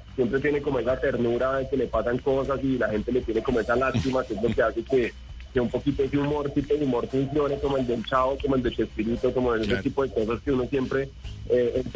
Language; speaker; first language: Spanish; native; Spanish